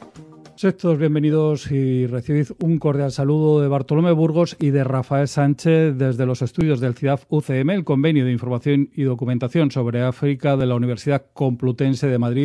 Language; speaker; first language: Spanish; native; Spanish